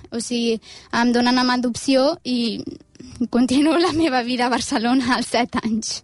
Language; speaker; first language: Catalan; early bilingual, other home language; Amharic